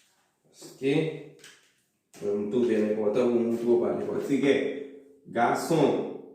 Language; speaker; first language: French; non-native, local second language; Haitian Creole